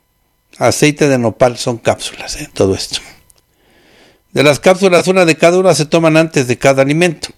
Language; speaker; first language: Spanish; native; Spanish